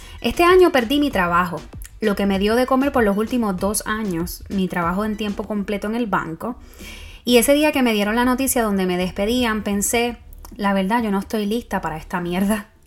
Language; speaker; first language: Spanish; native; Spanish